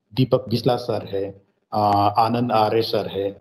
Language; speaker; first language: Hindi; native; Hindi